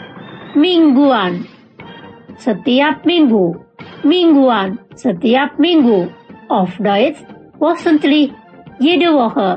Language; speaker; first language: German; non-native, fluent; Indonesian